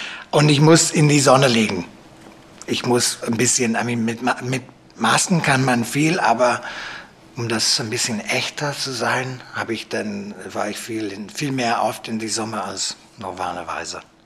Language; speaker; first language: German; non-native, fluent; English